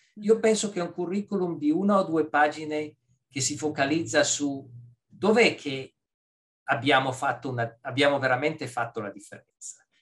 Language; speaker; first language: Italian; native; Italian